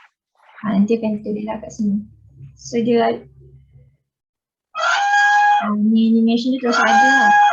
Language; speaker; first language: Malay; native; Malay